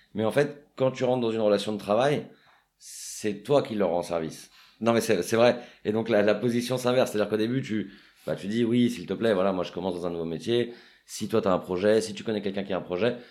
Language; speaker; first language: French; native; French